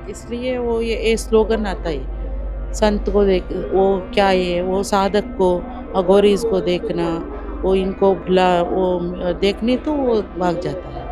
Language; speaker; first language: Hindi; non-native, local second language; Kannada